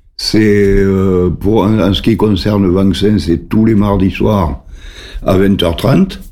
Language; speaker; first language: French; native; French